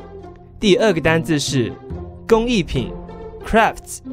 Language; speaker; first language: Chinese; native; Chinese